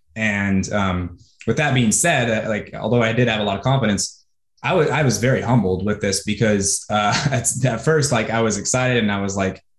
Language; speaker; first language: English; native; English